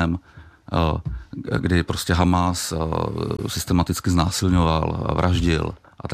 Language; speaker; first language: Czech; native; Czech